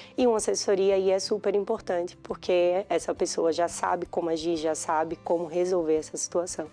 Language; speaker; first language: Portuguese; native; Portuguese